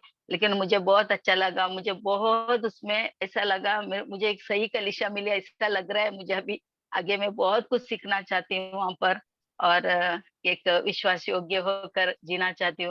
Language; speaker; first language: Hindi; non-native, local second language; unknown